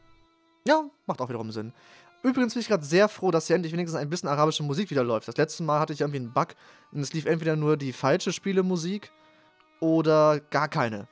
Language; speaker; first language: German; native; German